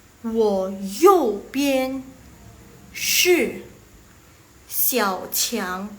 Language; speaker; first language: Chinese; non-native, fluent; Indonesian